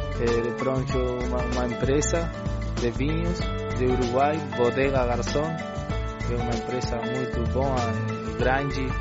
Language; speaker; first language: Portuguese; non-native, learner; Spanish